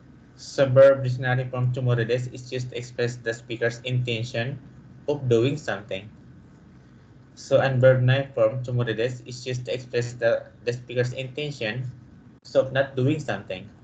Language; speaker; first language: English; non-native, local second language; Filipino